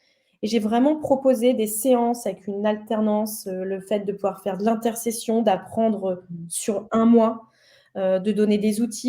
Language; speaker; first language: French; native; French